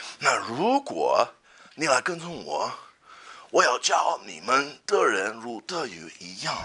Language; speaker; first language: Chinese; non-native, fluent; English